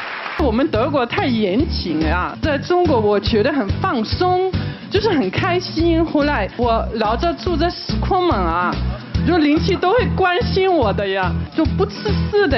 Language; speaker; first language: Chinese; non-native, fluent; German